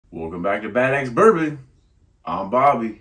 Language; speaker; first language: English; native; English